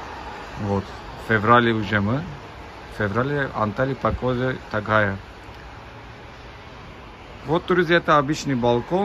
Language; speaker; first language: Russian; non-native, learner; Turkish